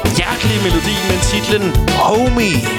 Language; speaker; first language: Danish; native; Danish